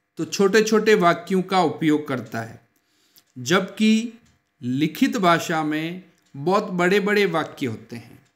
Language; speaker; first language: Hindi; native; Hindi